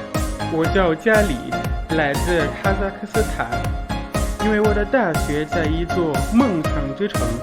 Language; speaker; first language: Chinese; non-native, learner; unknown